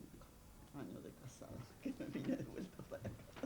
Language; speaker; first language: Spanish; early bilingual, other home language; Yiddish